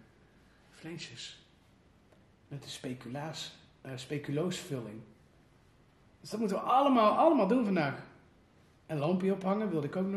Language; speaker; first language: Dutch; native; Dutch